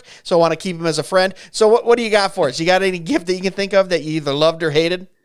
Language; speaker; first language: English; native; English